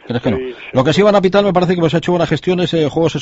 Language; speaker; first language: Spanish; native; Spanish